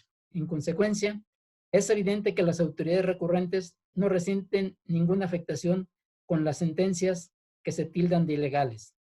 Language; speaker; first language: Spanish; native; Spanish